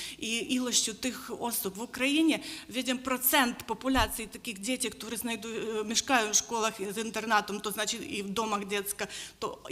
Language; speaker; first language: Polish; non-native, learner; Ukrainian